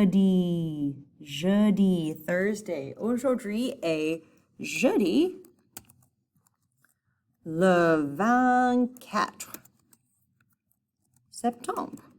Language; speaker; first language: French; non-native, fluent; English